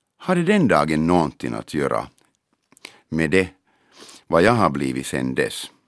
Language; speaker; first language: Swedish; non-native, local second language; Finnish